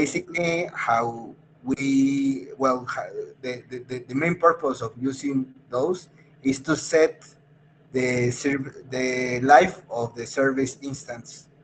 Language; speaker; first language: English; non-native, fluent; Spanish